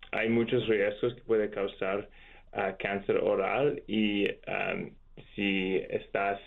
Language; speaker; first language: Spanish; non-native, learner; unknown